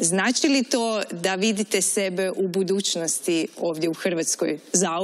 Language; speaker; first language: Croatian; native; Croatian